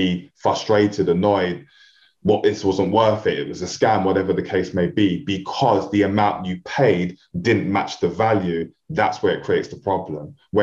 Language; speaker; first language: English; native; English